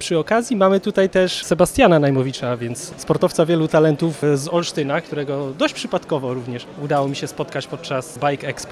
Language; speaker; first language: Polish; native; Polish